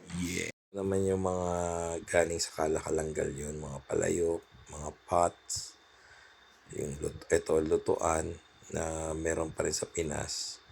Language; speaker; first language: Filipino; native; Filipino